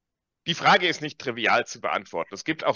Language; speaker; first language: German; native; German